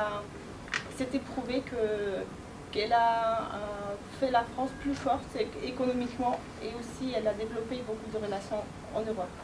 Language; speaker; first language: French; non-native, fluent; Ukrainian